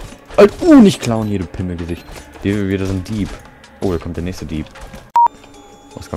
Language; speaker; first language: German; native; German